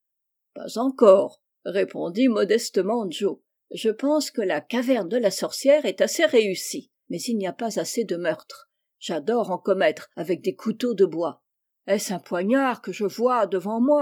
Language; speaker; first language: French; native; French